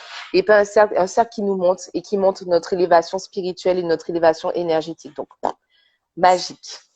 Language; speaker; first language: French; native; French